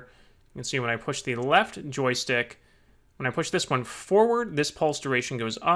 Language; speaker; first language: English; native; English